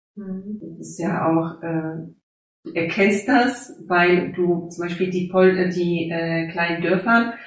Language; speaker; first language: German; early bilingual, heritage; German